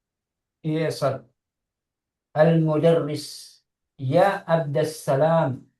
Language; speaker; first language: Arabic; non-native, learner; Indonesian